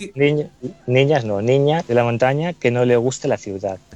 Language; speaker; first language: Italian; non-native, learner; Spanish